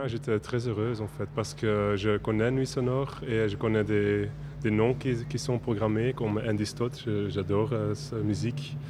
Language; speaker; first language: French; non-native, local second language; Dutch